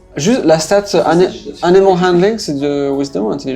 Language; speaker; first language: French; native; French